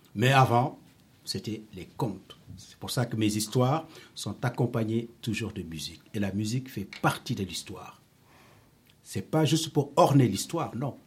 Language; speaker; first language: French; non-native, local second language; Wolof